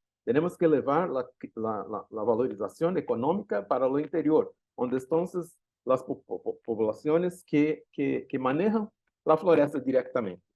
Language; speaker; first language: Spanish; non-native, learner; Portuguese